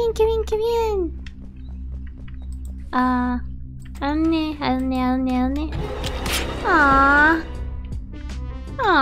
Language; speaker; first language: Spanish; early bilingual, heritage; Spanish